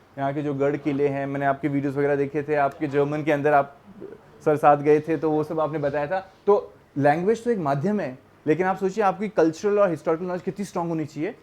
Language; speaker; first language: Hindi; native; Hindi